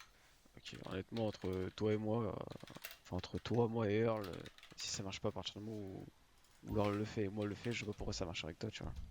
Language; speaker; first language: French; native; French